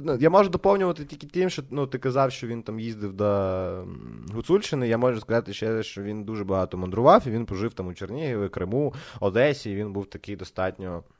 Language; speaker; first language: Ukrainian; non-native, local second language; Russian